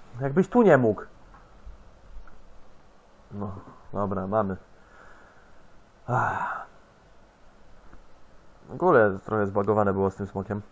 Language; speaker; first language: Polish; native; Polish